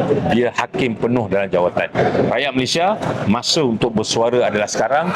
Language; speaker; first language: Malay; native; Malay